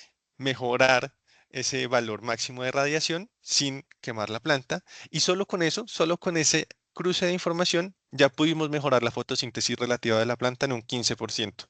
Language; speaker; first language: Spanish; native; Spanish